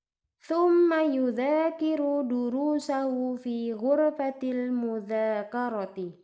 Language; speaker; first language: Arabic; non-native, fluent; Indonesian